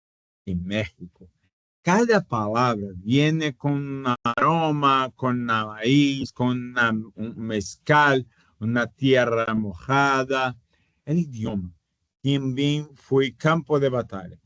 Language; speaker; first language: Spanish; non-native, fluent; Portuguese